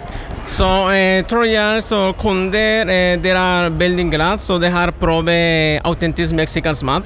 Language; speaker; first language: Norwegian; non-native, learner; Spanish